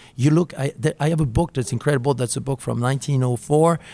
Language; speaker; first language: English; non-native, fluent; French